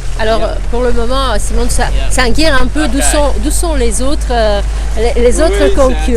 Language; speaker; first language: French; native; French